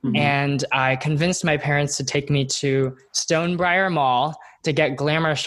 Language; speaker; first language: English; native; English